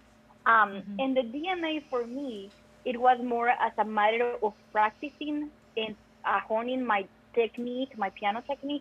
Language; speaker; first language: English; non-native, fluent; Spanish